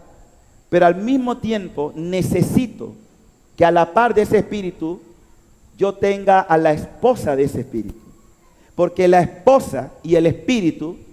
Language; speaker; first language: Spanish; native; Spanish